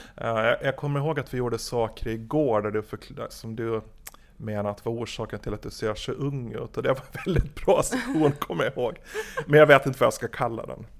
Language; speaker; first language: Swedish; native; Swedish